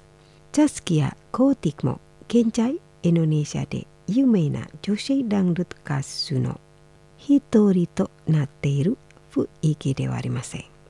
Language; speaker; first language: Japanese; non-native, fluent; Indonesian